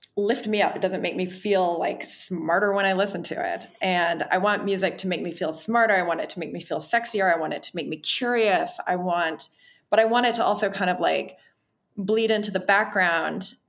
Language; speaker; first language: English; native; English